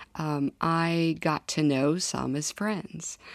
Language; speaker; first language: English; native; English